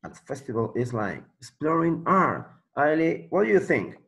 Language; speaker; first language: English; non-native, learner; Spanish